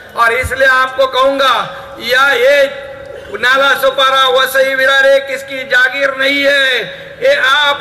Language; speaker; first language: Hindi; non-native, local second language; Marathi